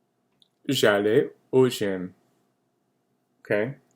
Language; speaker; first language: French; non-native, fluent; English